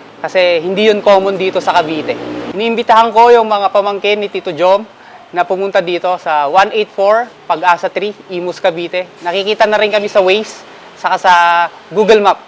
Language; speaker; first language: Filipino; non-native, local second language; Iloko